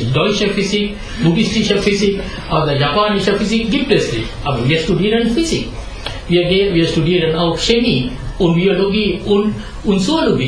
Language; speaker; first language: German; non-native, fluent; Sinhala